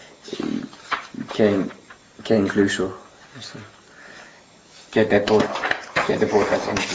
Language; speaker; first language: Spanish; non-native, learner; English